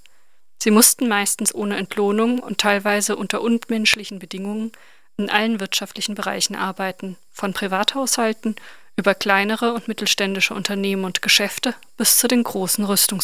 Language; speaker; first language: German; native; German